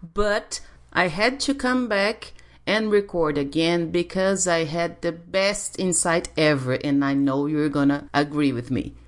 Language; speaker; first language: English; non-native, fluent; Portuguese